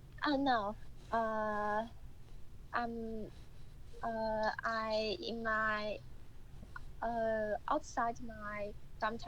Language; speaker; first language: English; non-native, learner; Chinese